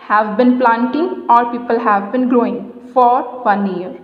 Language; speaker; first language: English; non-native, local second language; Punjabi